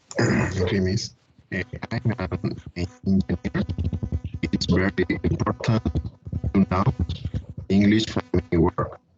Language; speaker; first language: English; non-native, learner; Spanish